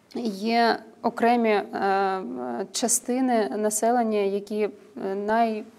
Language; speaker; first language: Ukrainian; non-native, local second language; Russian